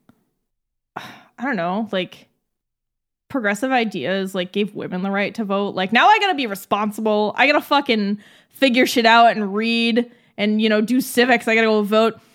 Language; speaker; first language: English; native; English